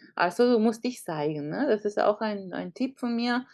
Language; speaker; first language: German; non-native, fluent; Spanish